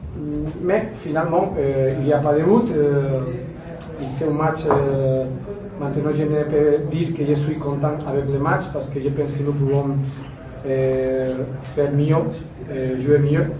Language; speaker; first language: French; non-native, learner; Spanish